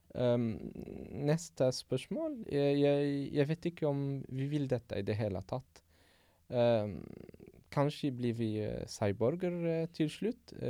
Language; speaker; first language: Norwegian; non-native, fluent; Arabic